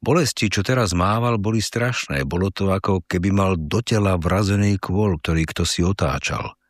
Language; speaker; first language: Slovak; native; Slovak